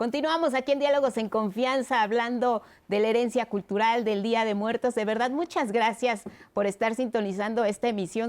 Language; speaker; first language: Spanish; native; Spanish